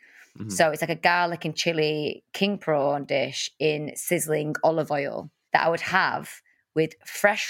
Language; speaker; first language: English; native; English